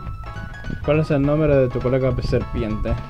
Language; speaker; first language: Spanish; native; Spanish